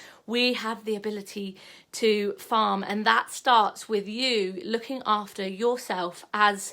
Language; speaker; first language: English; native; English